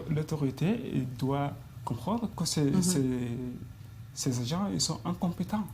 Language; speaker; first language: French; non-native, fluent; Arabic